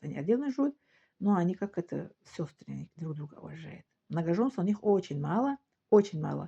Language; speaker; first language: Russian; non-native, local second language; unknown